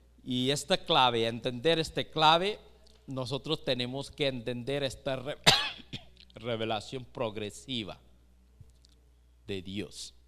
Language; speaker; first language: Spanish; non-native, fluent; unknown